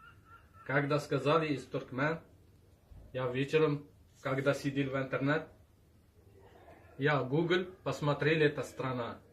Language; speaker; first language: Russian; non-native, learner; Arabic